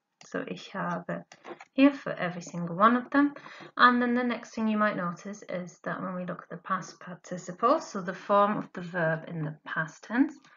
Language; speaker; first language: English; native; English